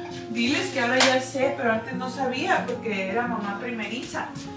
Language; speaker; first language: Spanish; early bilingual, other home language; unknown